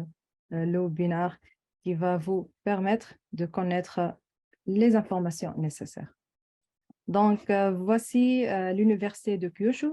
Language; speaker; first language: French; non-native, local second language; Arabic